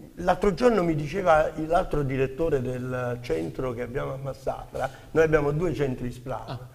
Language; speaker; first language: Italian; native; Italian